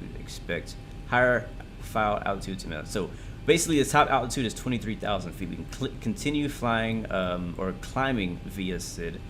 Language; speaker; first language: English; native; English